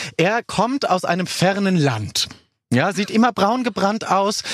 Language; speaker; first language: German; non-native, fluent; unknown